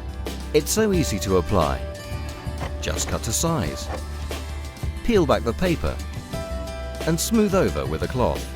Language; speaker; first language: English; native; English